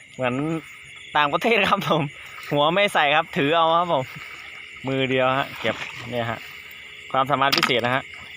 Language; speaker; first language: Thai; native; Thai